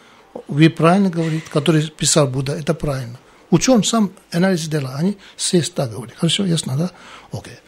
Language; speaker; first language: Russian; non-native, learner; Tibetan